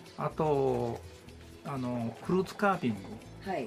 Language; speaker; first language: Japanese; native; Japanese